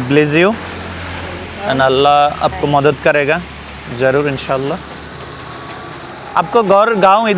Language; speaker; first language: Hindi; non-native, learner; Bangla